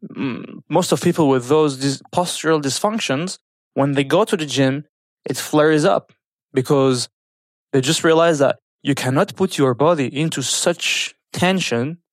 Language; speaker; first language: English; non-native, fluent; French